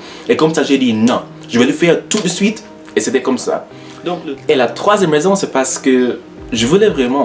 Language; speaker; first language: French; non-native, learner; English